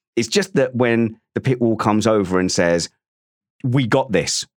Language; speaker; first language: English; native; English